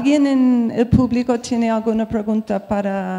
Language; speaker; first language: Spanish; non-native, fluent; English